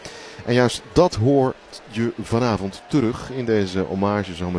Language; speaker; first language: Dutch; native; Dutch